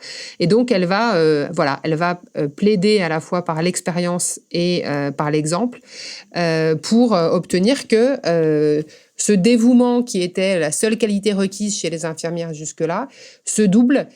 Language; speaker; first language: French; native; French